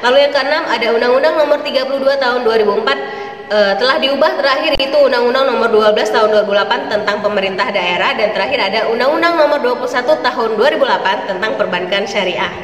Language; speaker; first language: Indonesian; native; Indonesian